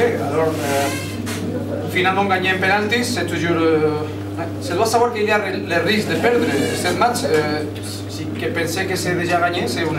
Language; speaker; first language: French; non-native, learner; Spanish